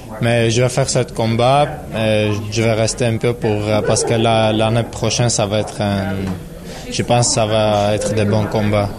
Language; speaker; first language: French; non-native, learner; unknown